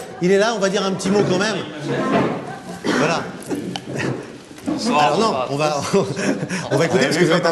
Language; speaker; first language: French; native; French